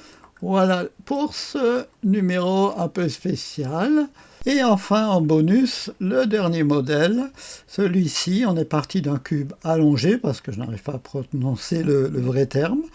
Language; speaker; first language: French; native; French